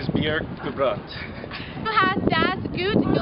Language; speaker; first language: German; non-native, learner; English